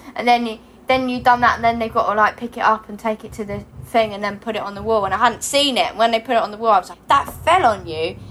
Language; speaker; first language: English; native; English